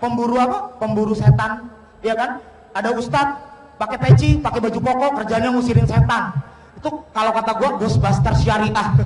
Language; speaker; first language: Indonesian; native; Indonesian